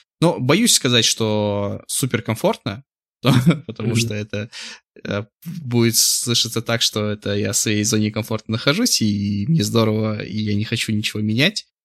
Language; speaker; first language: Russian; native; Russian